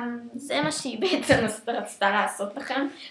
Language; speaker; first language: Hebrew; native; Hebrew